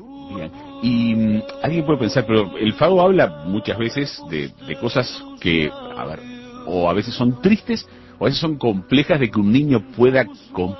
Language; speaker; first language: Spanish; native; Spanish